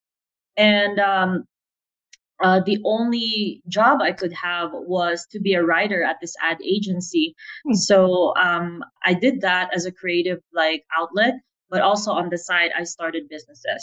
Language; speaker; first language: English; non-native, local second language; Filipino